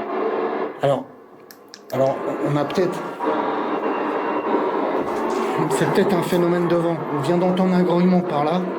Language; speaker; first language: French; native; French